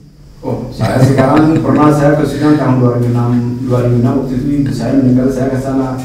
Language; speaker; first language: Indonesian; non-native, fluent; Arabic